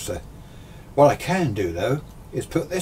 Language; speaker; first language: English; native; English